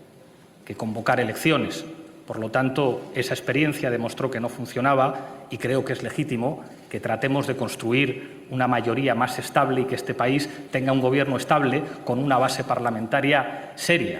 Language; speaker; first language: Spanish; native; Spanish